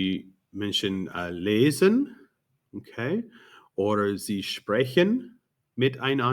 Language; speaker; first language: German; non-native, fluent; English